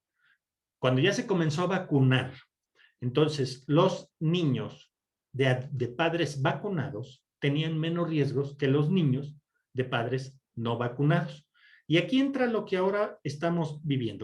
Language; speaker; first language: Spanish; native; Spanish